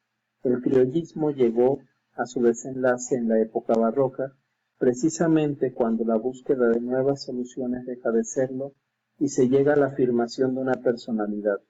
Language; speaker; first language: Spanish; native; Spanish